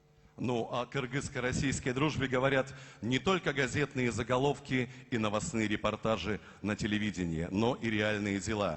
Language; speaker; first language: Russian; native; Russian